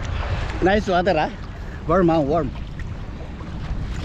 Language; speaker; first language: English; non-native, learner; Filipino